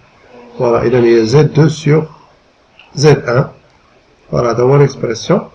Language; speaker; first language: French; non-native, local second language; Arabic